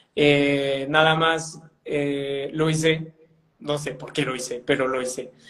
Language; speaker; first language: Spanish; non-native, fluent; French